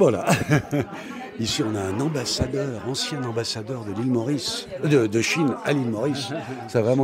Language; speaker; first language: French; native; French